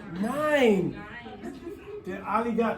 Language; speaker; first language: German; non-native, fluent; English